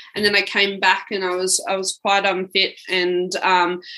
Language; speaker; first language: English; native; English